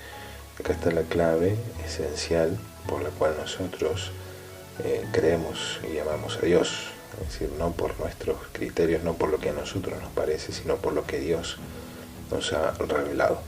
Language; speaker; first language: Spanish; native; Spanish